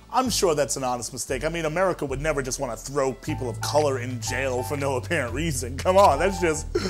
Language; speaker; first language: English; native; English